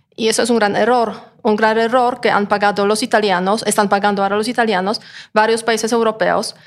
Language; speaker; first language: Spanish; non-native, fluent; Polish